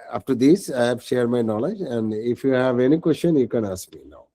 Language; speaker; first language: English; non-native, local second language; Bangla